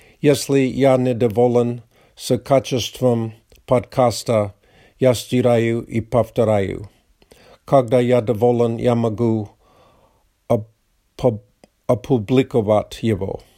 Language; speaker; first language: Russian; non-native, learner; English